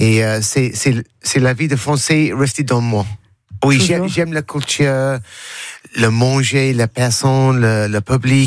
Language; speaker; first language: French; non-native, learner; English